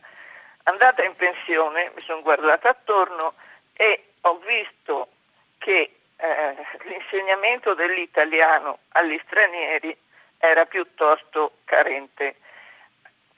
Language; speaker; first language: Italian; native; Italian